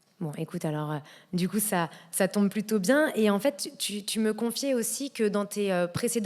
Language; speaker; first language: French; native; French